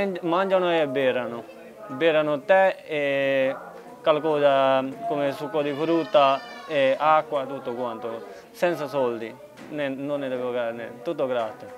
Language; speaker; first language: Italian; non-native, learner; Punjabi